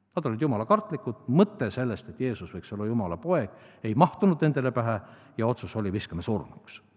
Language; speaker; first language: Estonian; native; Estonian